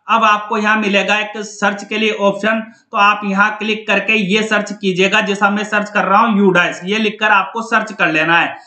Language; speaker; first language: Hindi; native; Hindi